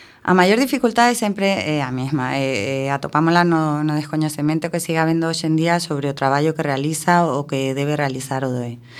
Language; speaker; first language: Galician; non-native, local second language; Spanish